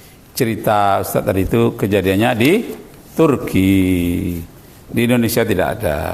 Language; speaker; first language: Indonesian; native; Indonesian